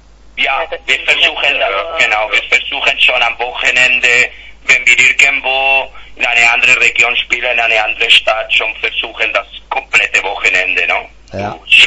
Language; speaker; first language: German; non-native, fluent; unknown